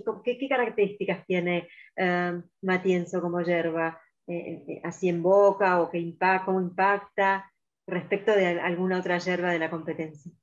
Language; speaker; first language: Spanish; native; Spanish